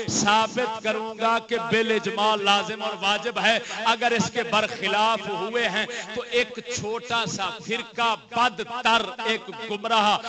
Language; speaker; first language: Urdu; non-native, local second language; Saraiki